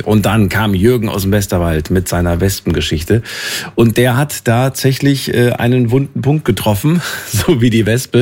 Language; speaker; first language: German; native; German